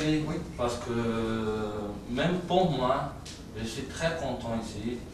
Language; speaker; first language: French; non-native, learner; Portuguese